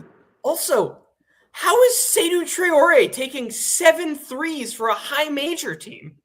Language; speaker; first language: English; native; English